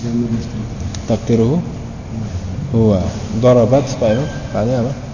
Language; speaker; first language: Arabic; non-native, fluent; Indonesian